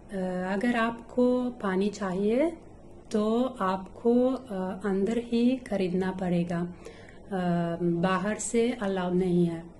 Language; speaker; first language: Hindi; non-native, learner; Italian